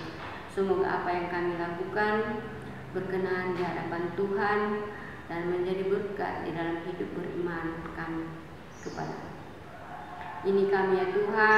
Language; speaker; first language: Indonesian; native; Indonesian